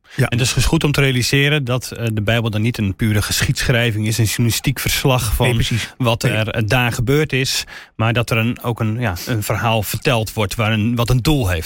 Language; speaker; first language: Dutch; native; Dutch